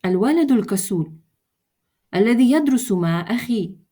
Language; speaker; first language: Arabic; non-native, fluent; Russian